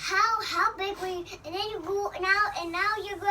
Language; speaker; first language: English; native; English